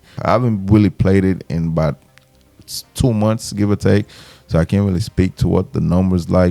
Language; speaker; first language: English; native; English